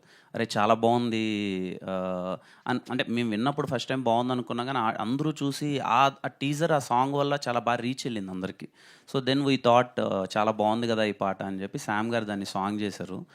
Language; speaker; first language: Telugu; native; Telugu